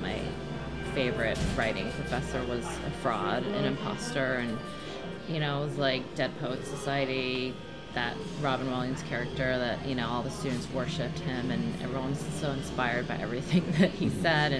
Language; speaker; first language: English; native; English